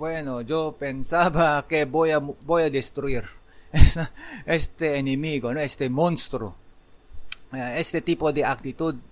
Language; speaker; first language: Spanish; non-native, learner; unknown